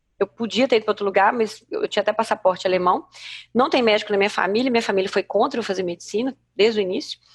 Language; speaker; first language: Portuguese; native; Portuguese